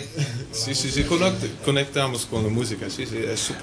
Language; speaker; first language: Spanish; non-native, learner; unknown